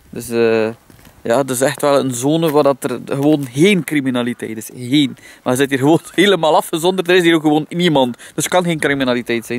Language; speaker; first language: Dutch; native; Dutch